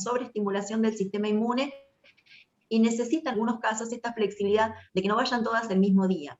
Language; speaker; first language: Spanish; native; Spanish